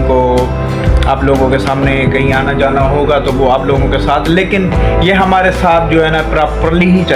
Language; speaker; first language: Hindi; non-native, local second language; Sindhi